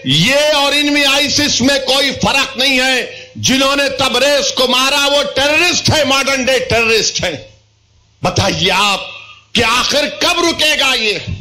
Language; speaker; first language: Urdu; native; Urdu